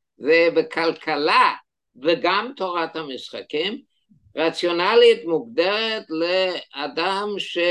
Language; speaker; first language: Hebrew; non-native, fluent; English